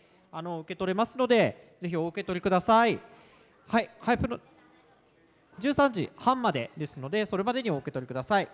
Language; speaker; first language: Japanese; native; Japanese